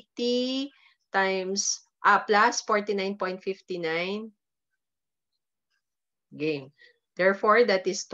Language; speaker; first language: English; non-native, local second language; Filipino